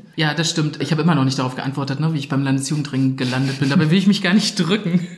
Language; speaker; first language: German; native; German